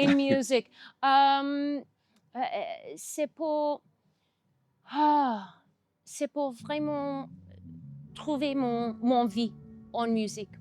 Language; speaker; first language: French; non-native, learner; English